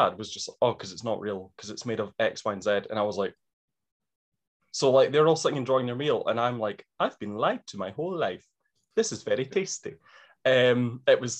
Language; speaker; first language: English; native; English